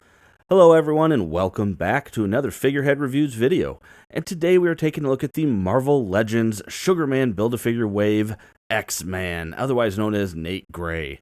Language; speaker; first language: English; native; English